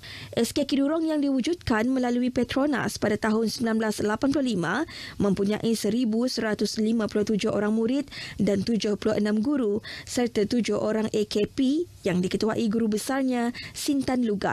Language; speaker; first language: Malay; native; Malay